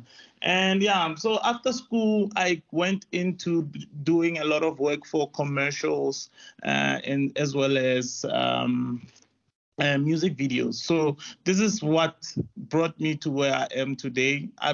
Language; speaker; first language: English; non-native, local second language; Tswana